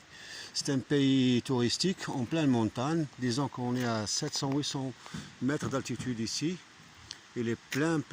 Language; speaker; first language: French; non-native, fluent; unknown